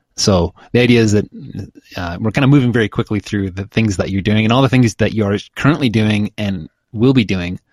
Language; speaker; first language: English; native; English